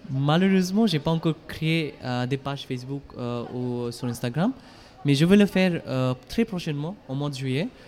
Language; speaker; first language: French; non-native, fluent; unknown